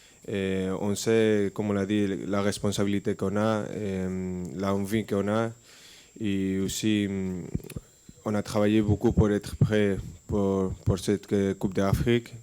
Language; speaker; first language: French; non-native, fluent; Spanish